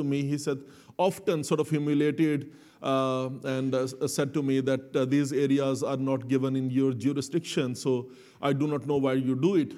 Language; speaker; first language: English; non-native, local second language; Urdu